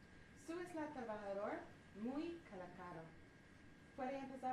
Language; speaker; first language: Spanish; non-native, learner; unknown